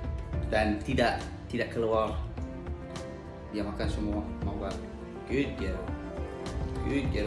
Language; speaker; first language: Indonesian; non-native, learner; English